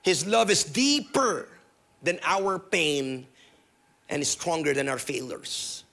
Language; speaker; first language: English; non-native, local second language; Filipino